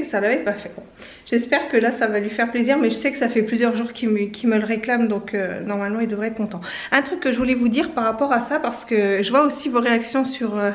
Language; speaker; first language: French; native; French